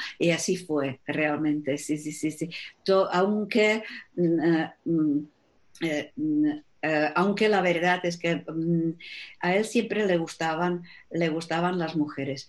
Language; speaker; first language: Spanish; non-native, fluent; Czech